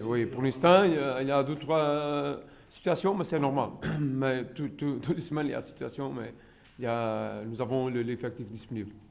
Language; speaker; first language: French; non-native, fluent; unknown